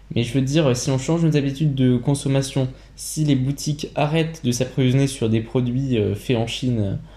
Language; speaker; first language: French; native; French